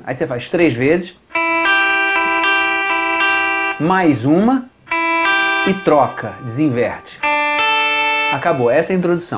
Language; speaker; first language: Portuguese; native; Portuguese